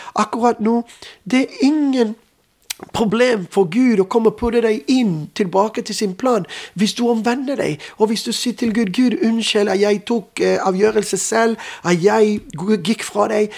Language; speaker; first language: Norwegian; non-native, fluent; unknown